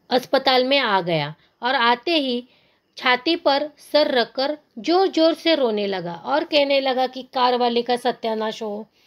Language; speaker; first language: Hindi; non-native, local second language; Marathi